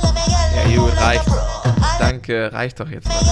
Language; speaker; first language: German; native; German